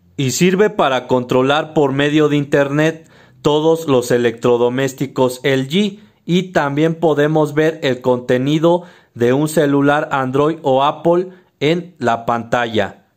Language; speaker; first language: Spanish; native; Spanish